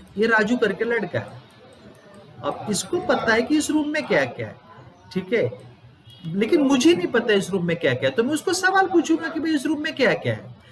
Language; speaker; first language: Hindi; non-native, local second language; Gujarati